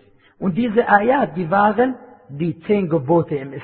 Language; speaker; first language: German; non-native, fluent; Arabic